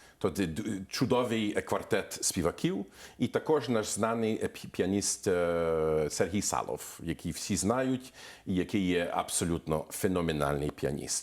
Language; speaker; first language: Ukrainian; early bilingual, heritage; Ukrainian